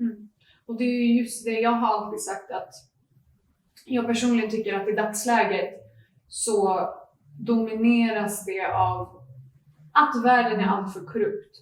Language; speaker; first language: Swedish; native; Swedish